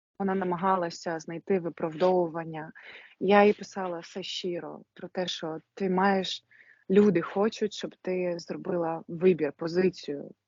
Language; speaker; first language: Ukrainian; non-native, local second language; Russian